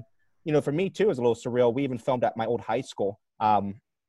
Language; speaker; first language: English; native; English